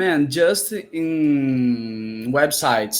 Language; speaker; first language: English; non-native, learner; Portuguese